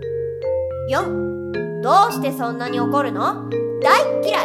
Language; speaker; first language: Japanese; native; Japanese